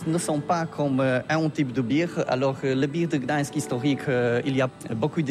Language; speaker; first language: French; non-native, learner; Polish